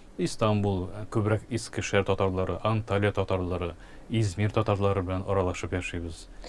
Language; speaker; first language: Tatar; early bilingual, heritage; Tatar